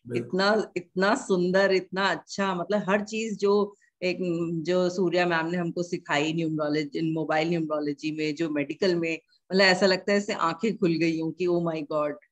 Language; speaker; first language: Hindi; native; Hindi